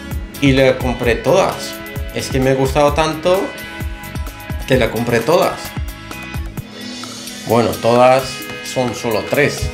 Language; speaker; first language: Spanish; non-native, fluent; Bulgarian